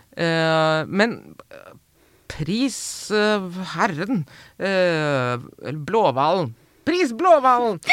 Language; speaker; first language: Norwegian; native; Norwegian